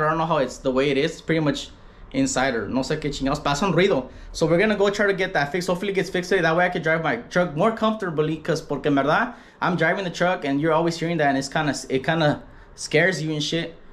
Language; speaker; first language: English; early bilingual, other home language; Spanish